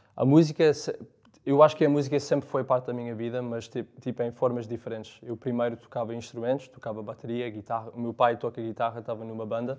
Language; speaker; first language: Portuguese; early bilingual, other home language; English